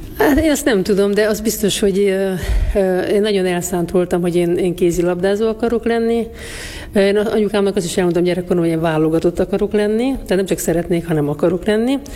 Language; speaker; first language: Hungarian; native; Hungarian